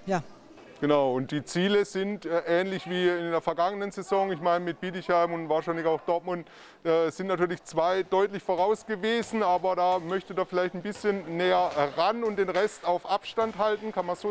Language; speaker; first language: German; native; German